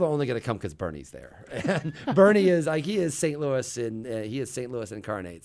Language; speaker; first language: English; native; English